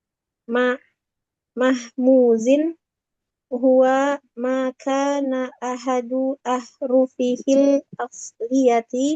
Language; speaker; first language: Arabic; non-native, learner; Indonesian